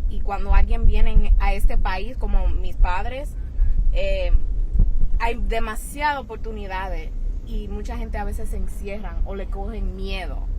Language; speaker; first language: Spanish; early bilingual, heritage; Spanish